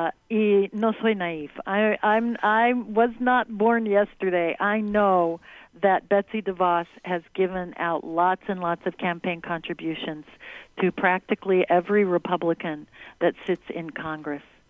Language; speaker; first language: English; early bilingual, other home language; Spanish